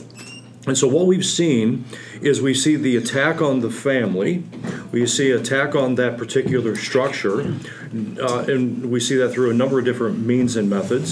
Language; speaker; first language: English; native; English